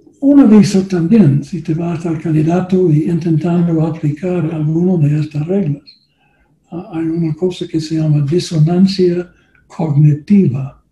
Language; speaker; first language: Spanish; non-native, learner; English